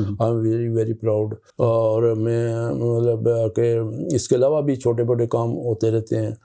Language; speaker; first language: Urdu; non-native, local second language; Pahari-Potwari